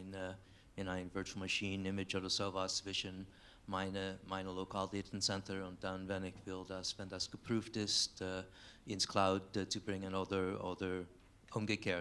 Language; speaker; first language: German; non-native, fluent; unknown